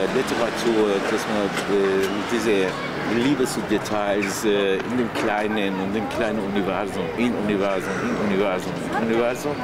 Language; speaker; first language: German; non-native, fluent; Persian